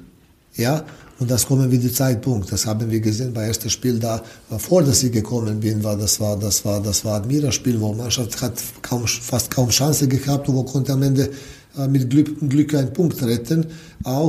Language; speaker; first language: German; non-native, learner; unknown